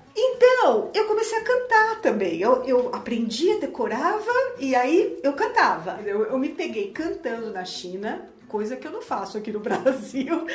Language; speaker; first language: Portuguese; native; Portuguese